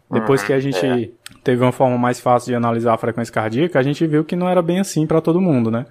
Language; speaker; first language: Portuguese; native; Portuguese